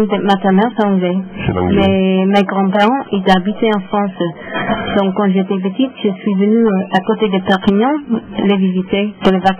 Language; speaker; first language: French; non-native, learner; English